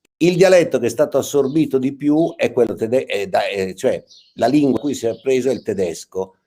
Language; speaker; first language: Italian; native; Italian